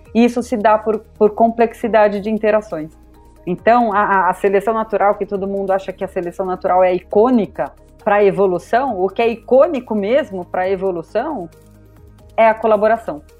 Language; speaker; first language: Portuguese; native; Portuguese